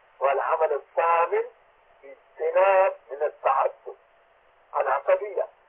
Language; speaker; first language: Arabic; non-native, fluent; Urdu